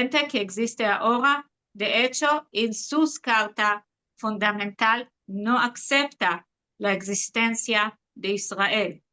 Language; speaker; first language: Spanish; non-native, fluent; Hebrew